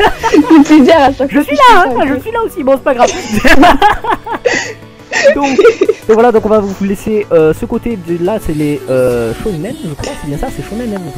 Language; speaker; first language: French; native; French